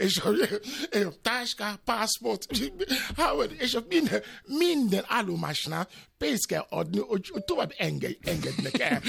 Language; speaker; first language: Hungarian; non-native, local second language; Albanian